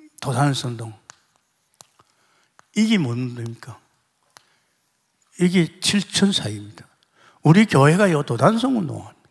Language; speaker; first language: Korean; native; Korean